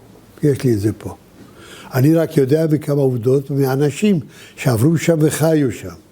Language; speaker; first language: Hebrew; early bilingual, other home language; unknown